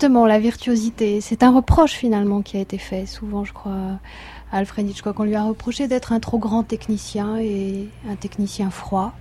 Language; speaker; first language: French; native; French